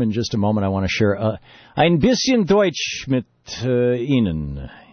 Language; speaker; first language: German; non-native, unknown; English